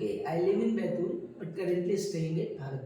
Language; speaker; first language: English; non-native, local second language; Hindi